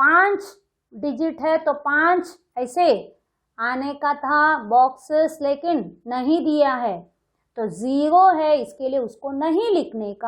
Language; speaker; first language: Hindi; non-native, local second language; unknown